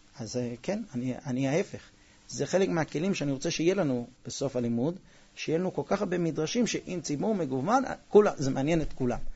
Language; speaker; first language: Hebrew; non-native, fluent; English